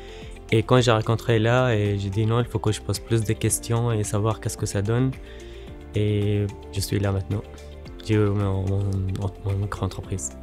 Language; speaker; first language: French; non-native, learner; Arabic